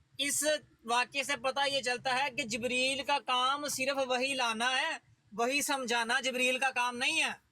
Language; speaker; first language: Urdu; native; Urdu